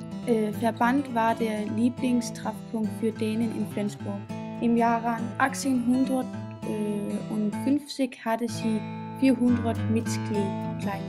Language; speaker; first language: German; non-native, learner; Danish